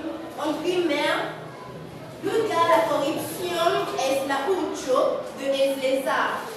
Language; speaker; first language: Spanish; non-native, learner; French